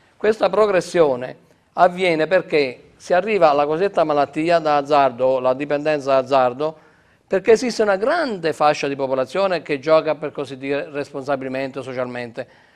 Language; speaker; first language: Italian; native; Italian